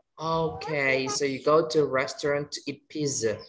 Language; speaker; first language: English; non-native, fluent; Indonesian